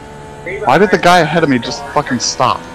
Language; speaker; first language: English; native; English